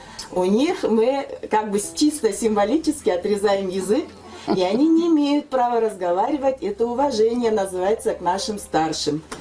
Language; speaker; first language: Russian; non-native, local second language; Turkish